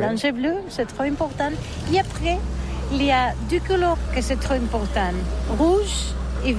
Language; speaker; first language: French; non-native, learner; Catalan